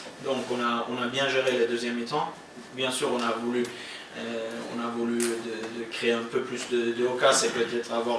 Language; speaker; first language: French; non-native, fluent; Norwegian